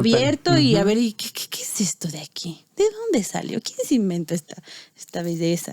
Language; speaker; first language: Spanish; native; Spanish